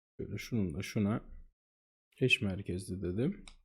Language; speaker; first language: Turkish; native; Turkish